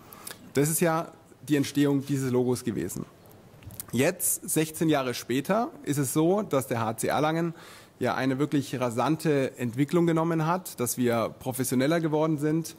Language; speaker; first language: German; native; German